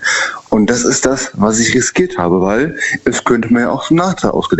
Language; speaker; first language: German; native; German